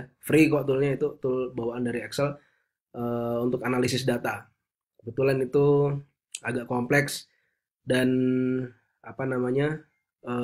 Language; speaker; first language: Indonesian; native; Indonesian